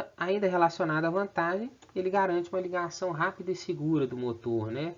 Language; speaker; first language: Portuguese; native; Portuguese